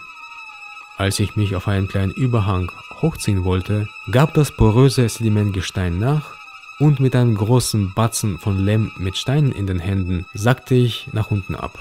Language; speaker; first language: German; early bilingual, other home language; Russian